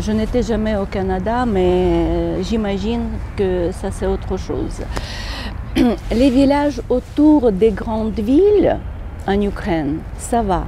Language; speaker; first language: French; non-native, fluent; Ukrainian